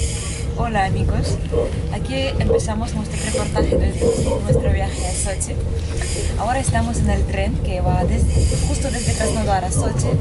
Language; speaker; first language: Spanish; non-native, fluent; Russian